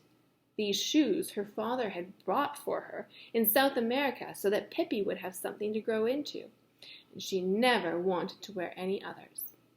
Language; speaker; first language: English; native; English